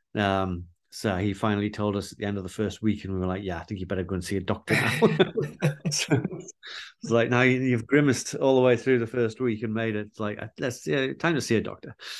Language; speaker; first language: English; native; English